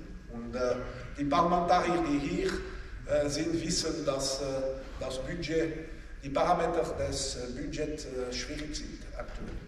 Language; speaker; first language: German; non-native, local second language; French